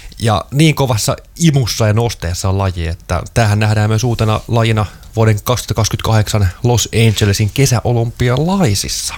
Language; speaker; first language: Finnish; native; Finnish